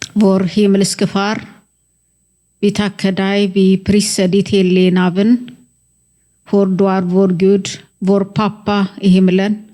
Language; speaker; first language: Norwegian; non-native, fluent; Amharic